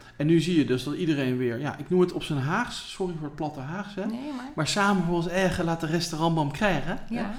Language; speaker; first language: Dutch; native; Dutch